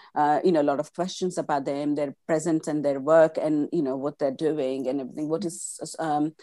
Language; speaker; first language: English; non-native, local second language; Gujarati